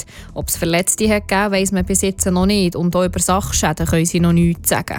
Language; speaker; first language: German; native; German